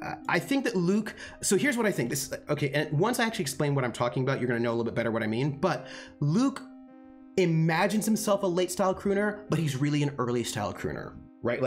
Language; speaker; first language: English; native; English